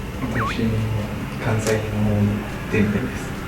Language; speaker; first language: Japanese; non-native, fluent; Korean